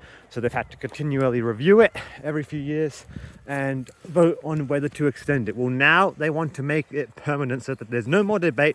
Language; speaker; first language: English; native; English